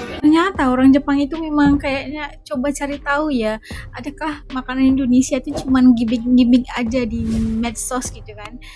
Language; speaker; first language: Indonesian; native; Indonesian